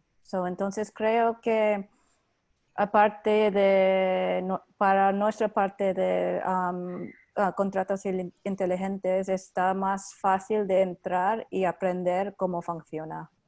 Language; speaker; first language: Spanish; non-native, learner; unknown